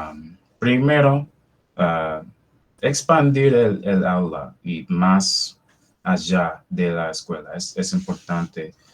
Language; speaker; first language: Spanish; non-native, fluent; English